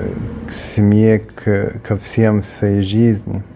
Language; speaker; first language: Russian; early bilingual, heritage; Russian